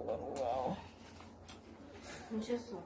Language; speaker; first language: Korean; non-native, learner; Filipino